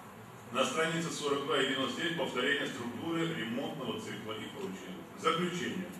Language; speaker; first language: Russian; native; Russian